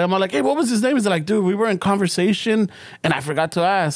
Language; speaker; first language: English; early bilingual, other home language; Spanish